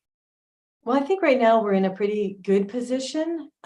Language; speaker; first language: English; native; English